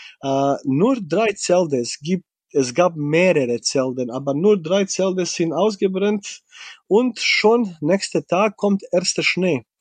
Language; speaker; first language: German; non-native, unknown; Bosnian